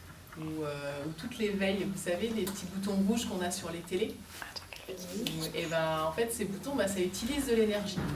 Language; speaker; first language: French; native; French